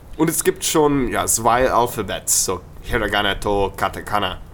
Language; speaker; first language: German; non-native, learner; English